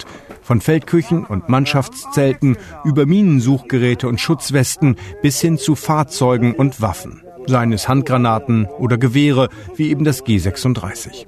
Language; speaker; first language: German; native; German